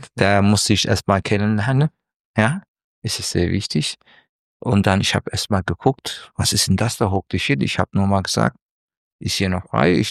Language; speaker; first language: German; non-native, fluent; Turkish